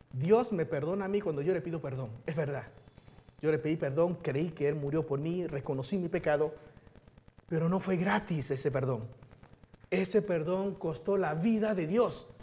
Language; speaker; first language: Spanish; early bilingual, other home language; Chinese